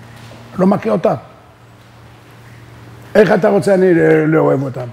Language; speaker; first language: Hebrew; non-native, learner; French